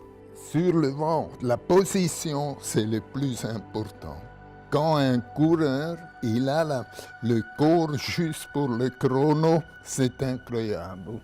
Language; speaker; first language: French; non-native, local second language; German